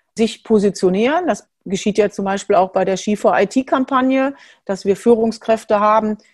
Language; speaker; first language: German; native; German